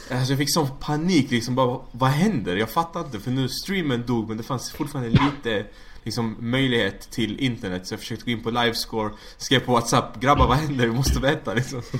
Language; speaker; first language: Swedish; early bilingual, other home language; Arabic